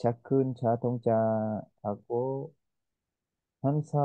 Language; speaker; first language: Korean; non-native, learner; Vietnamese